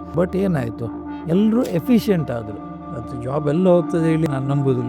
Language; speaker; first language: Kannada; native; Kannada